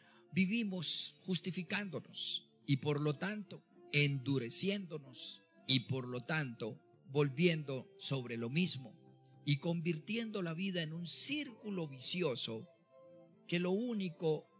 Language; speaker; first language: Spanish; native; Spanish